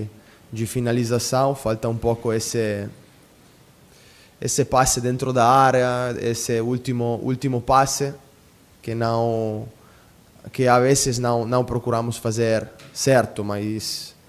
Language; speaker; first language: Portuguese; non-native, fluent; Italian